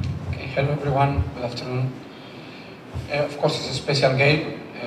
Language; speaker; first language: English; non-native, fluent; Spanish